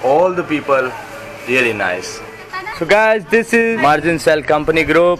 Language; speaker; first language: English; non-native, learner; Hindi